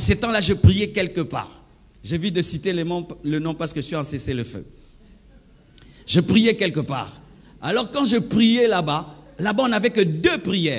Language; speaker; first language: French; non-native, local second language; Swahili